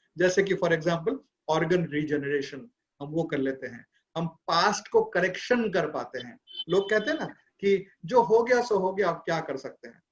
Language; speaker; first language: Hindi; non-native, local second language; Bangla